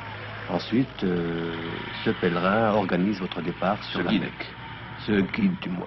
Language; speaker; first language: French; non-native, local second language; Arabic